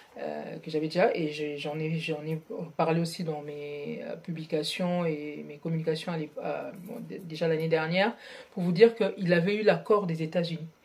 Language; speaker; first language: French; non-native, local second language; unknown